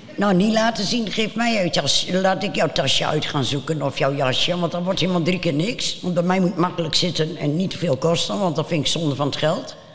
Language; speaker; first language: Dutch; native; Dutch